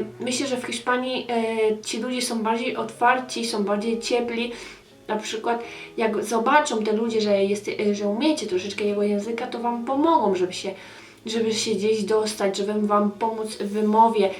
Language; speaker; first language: Polish; early bilingual, heritage; Polish